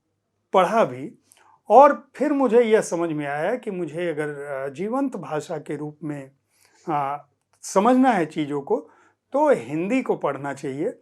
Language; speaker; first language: Hindi; native; Hindi